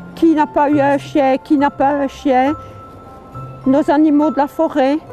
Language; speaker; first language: French; early bilingual, other home language; Polish